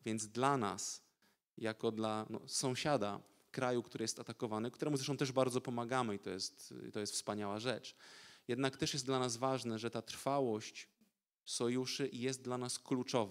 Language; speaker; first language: Polish; native; Polish